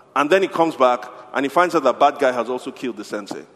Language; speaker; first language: English; non-native, local second language; Yoruba